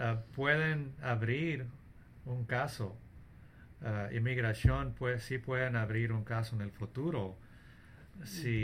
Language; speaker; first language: Spanish; early bilingual, heritage; English